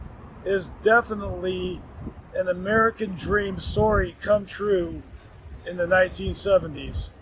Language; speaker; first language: English; native; English